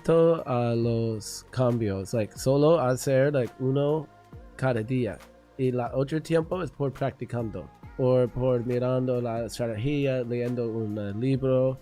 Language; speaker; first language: Spanish; non-native, learner; English